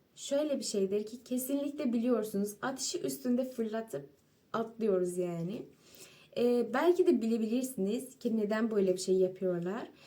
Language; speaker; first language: Turkish; non-native, fluent; Persian